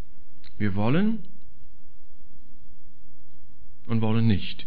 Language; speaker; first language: German; non-native, fluent; English